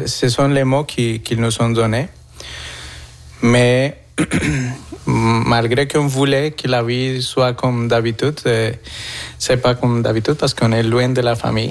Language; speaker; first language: French; non-native, fluent; Spanish